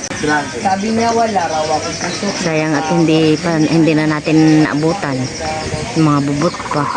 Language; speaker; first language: Filipino; native; Filipino